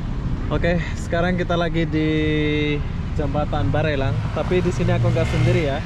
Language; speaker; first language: Indonesian; native; Indonesian